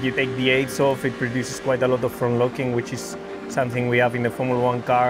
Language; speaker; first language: English; non-native, fluent; Spanish